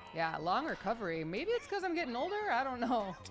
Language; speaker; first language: English; native; English